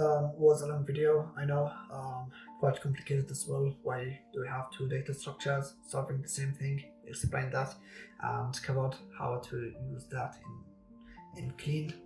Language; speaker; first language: English; non-native, fluent; Arabic